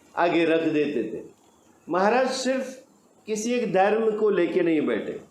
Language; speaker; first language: Hindi; non-native, local second language; Marathi